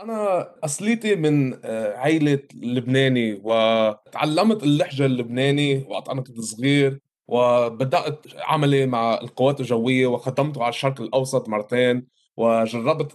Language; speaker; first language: Arabic; early bilingual, heritage; Arabic